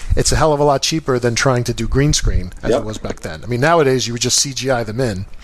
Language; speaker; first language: English; native; English